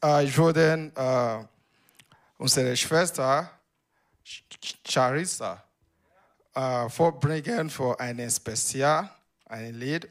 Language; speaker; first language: German; non-native, learner; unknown